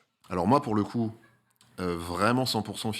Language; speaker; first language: French; native; French